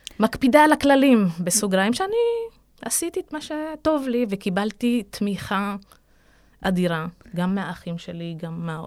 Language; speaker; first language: Hebrew; non-native, local second language; Arabic